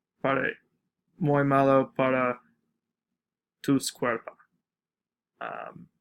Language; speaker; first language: Spanish; non-native, learner; English